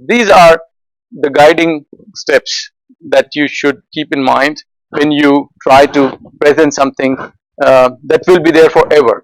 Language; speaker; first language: English; non-native, fluent; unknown